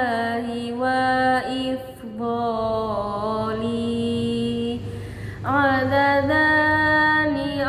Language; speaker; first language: Arabic; non-native, fluent; Indonesian